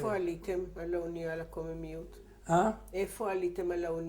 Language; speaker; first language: Hebrew; native; Hebrew